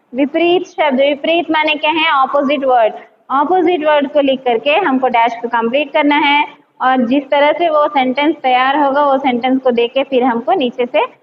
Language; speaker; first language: Hindi; non-native, local second language; Telugu